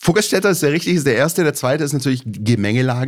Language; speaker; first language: German; native; German